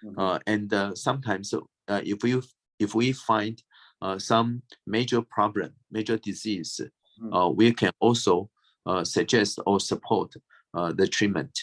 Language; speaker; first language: English; non-native, fluent; Chinese